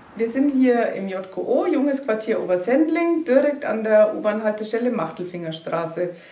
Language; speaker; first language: German; native; German